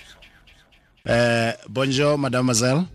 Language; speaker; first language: French; non-native, learner; Tswana